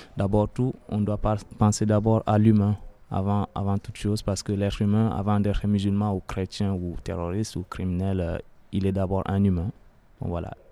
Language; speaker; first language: French; non-native, fluent; Arabic